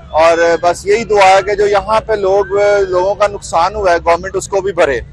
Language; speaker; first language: Urdu; non-native, local second language; Punjabi